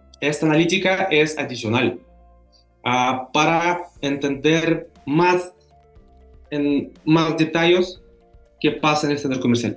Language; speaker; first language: Spanish; non-native, learner; Russian